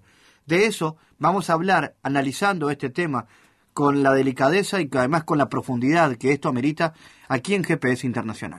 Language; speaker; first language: Spanish; native; Spanish